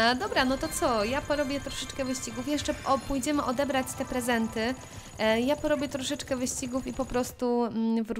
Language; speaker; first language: Polish; native; Polish